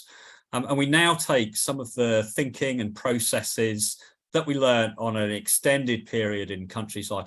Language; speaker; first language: English; native; English